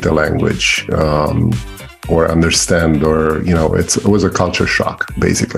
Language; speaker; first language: English; non-native, fluent; Romanian